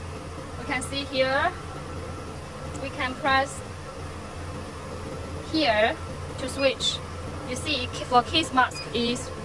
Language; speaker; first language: English; non-native, learner; Chinese